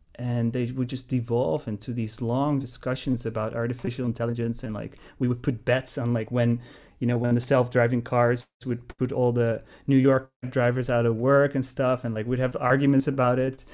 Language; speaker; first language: English; non-native, fluent; Dutch